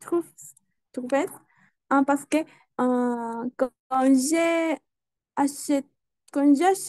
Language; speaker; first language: French; non-native, learner; Spanish